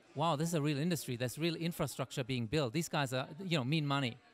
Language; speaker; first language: English; native; English